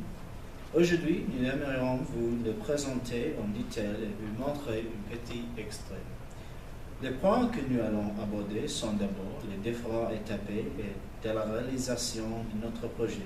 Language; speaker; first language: French; non-native, learner; English